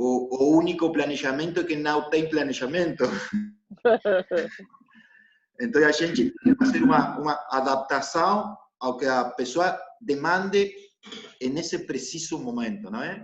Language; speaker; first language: Portuguese; non-native, learner; Spanish